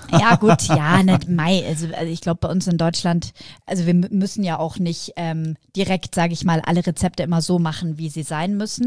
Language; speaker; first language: German; native; German